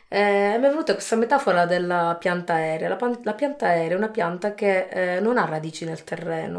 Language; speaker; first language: Italian; native; Italian